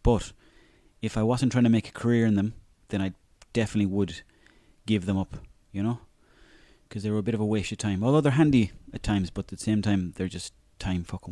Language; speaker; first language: English; native; English